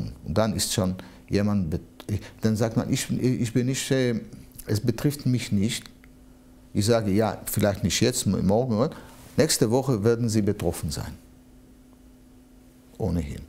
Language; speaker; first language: German; non-native, fluent; Hebrew